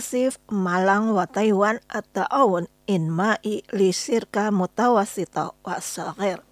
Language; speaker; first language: Arabic; non-native, learner; Indonesian